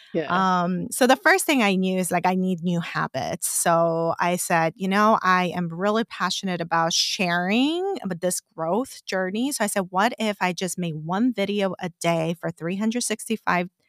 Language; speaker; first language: English; non-native, fluent; Korean